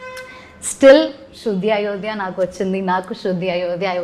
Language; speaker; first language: Telugu; non-native, learner; Malayalam